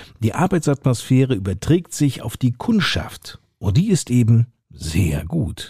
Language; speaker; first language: German; native; German